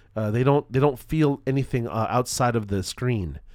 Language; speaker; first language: English; native; English